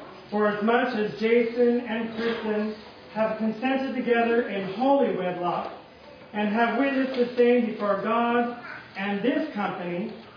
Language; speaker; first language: English; native; English